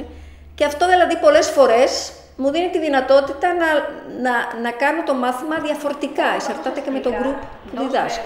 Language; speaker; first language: Greek; non-native, fluent; Spanish